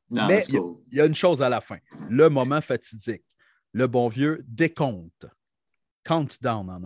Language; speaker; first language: French; native; French